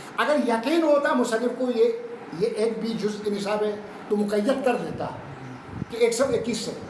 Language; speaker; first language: Urdu; non-native, local second language; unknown